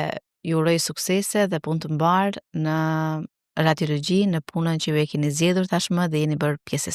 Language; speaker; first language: Albanian; native; Albanian